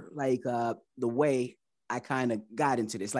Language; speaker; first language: English; early bilingual, other home language; Haitian Creole